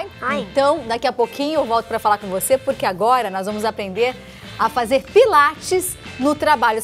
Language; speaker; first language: Portuguese; native; Portuguese